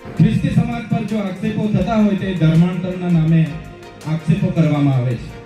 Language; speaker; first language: Gujarati; non-native, local second language; Vasavi